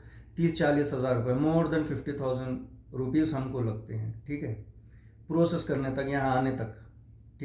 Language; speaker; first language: Hindi; native; Hindi